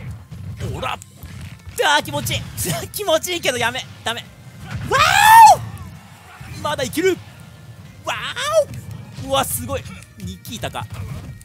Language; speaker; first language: Japanese; native; Japanese